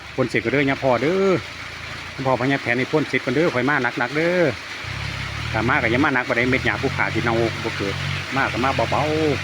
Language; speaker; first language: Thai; non-native, local second language; Northeastern Thai